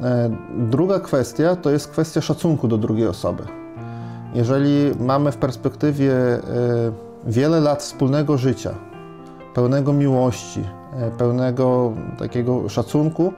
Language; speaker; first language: Polish; native; Polish